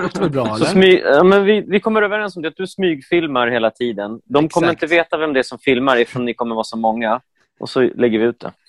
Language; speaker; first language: Swedish; native; Swedish